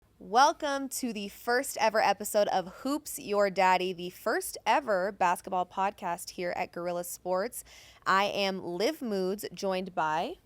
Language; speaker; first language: English; native; English